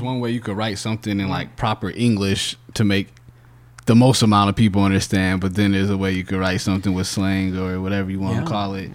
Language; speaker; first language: English; native; English